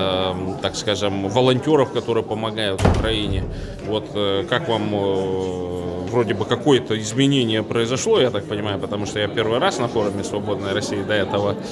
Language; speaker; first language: Russian; native; Russian